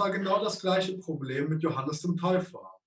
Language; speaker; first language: German; native; German